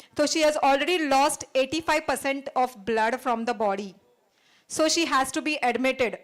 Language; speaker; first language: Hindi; non-native, local second language; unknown